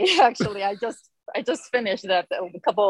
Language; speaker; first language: English; non-native, fluent; Spanish